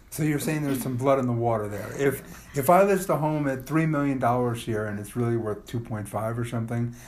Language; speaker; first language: English; native; English